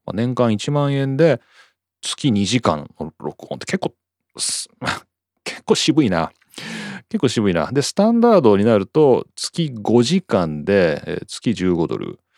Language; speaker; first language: Japanese; native; Japanese